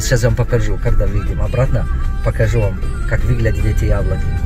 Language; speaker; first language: Russian; non-native, local second language; Tajik